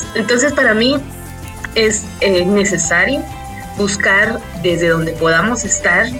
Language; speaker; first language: Spanish; non-native, local second language; Kaqchikel